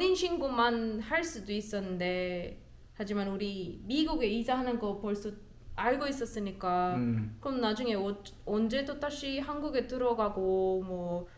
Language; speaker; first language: Korean; non-native, learner; German